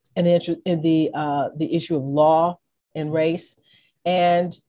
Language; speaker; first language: English; native; English